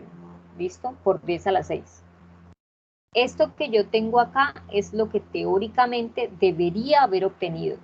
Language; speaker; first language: Spanish; native; Spanish